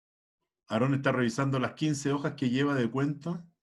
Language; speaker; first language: Spanish; native; Spanish